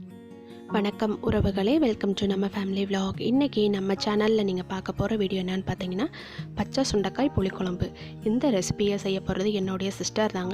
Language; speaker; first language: Tamil; native; Tamil